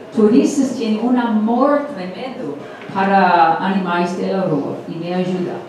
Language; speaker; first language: Portuguese; non-native, learner; English